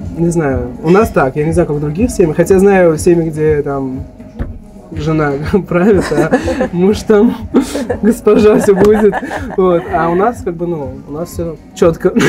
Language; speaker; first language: Russian; early bilingual, other home language; Armenian